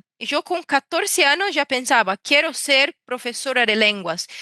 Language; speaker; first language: Spanish; non-native, fluent; Portuguese